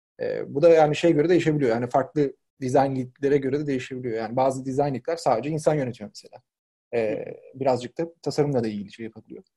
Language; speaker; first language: Turkish; native; Turkish